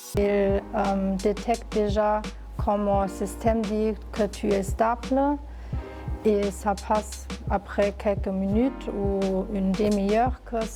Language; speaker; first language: French; non-native, local second language; Luxembourgish